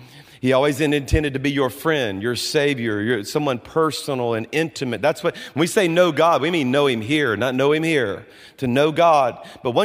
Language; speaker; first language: English; native; English